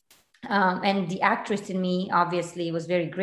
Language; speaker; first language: English; non-native, fluent; Romanian